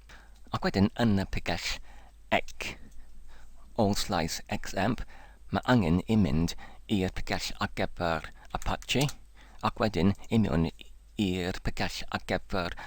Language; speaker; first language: Welsh; non-native, learner; English